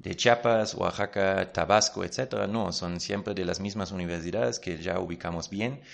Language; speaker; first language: Spanish; non-native, fluent; German